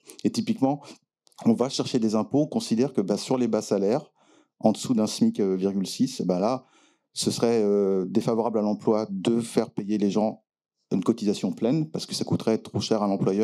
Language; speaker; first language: French; native; French